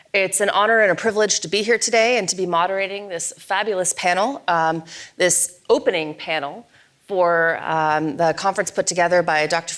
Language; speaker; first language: English; native; English